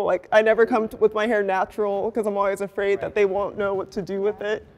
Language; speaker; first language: English; native; English